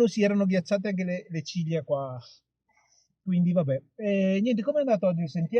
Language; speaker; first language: Italian; native; Italian